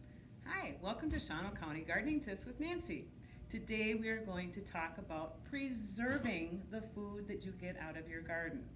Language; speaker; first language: English; native; English